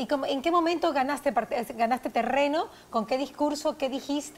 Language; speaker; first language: Spanish; native; Spanish